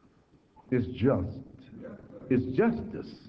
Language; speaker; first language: English; native; English